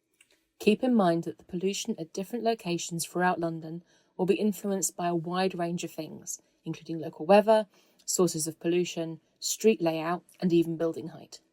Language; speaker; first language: English; native; English